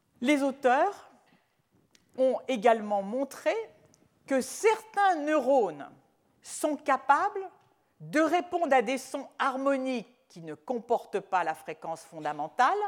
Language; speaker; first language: French; native; French